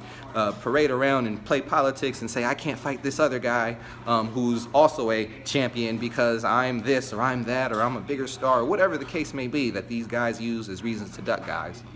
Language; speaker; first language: English; native; English